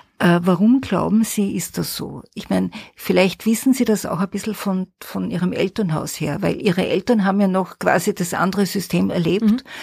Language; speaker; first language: German; native; German